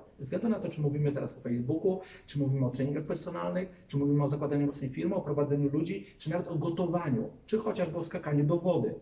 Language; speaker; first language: Polish; native; Polish